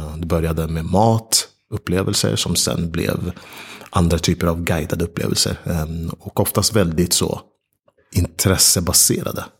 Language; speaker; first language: Swedish; early bilingual, other home language; Ganda